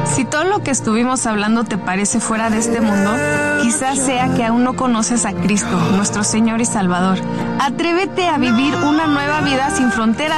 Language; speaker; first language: Spanish; native; Spanish